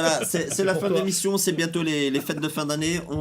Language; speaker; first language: French; native; French